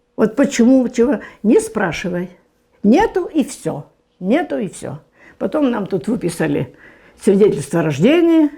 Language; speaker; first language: Russian; non-native, local second language; German